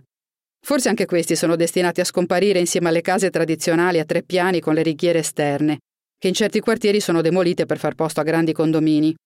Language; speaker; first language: Italian; native; Italian